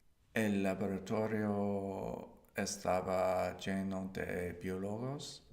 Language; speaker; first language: Spanish; non-native, learner; English